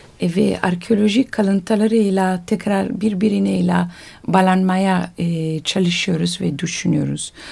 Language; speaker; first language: Turkish; non-native, learner; Italian